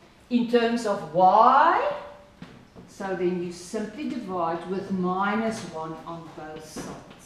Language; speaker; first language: English; non-native, local second language; Afrikaans